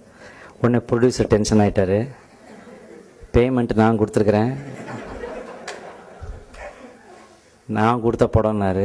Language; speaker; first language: Tamil; native; Tamil